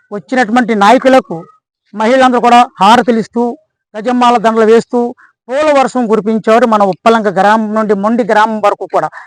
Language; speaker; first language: Telugu; native; Telugu